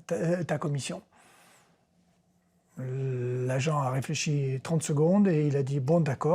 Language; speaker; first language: French; non-native, fluent; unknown